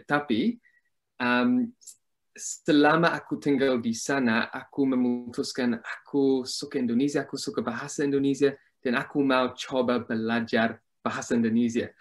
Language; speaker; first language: Indonesian; non-native, learner; English